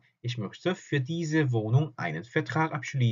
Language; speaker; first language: German; non-native, fluent; Korean